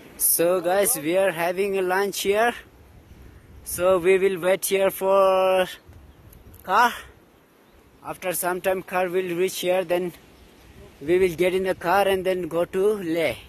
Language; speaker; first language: English; non-native, local second language; Ladakhi